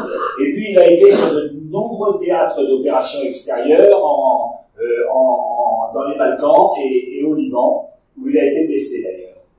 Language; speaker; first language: French; native; French